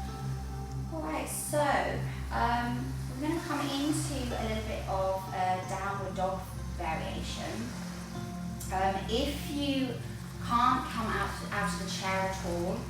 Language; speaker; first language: English; native; English